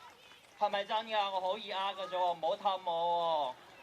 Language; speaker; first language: Cantonese; native; Cantonese